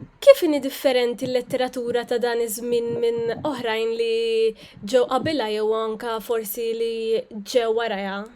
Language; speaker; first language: Maltese; native; Maltese